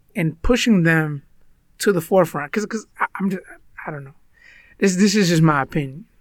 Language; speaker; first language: English; early bilingual, other home language; Spanish